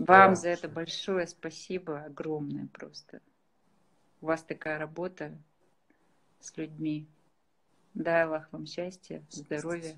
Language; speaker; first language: Russian; native; Russian